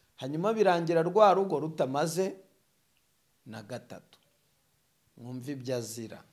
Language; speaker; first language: Kinyarwanda; native; Kinyarwanda